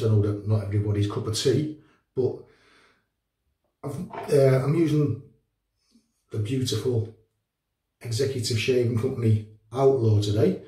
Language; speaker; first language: English; native; English